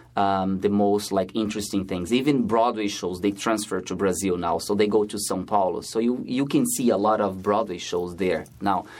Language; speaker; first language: English; non-native, fluent; Portuguese